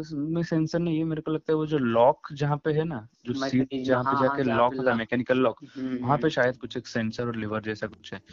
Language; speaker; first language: Hindi; non-native, local second language; Odia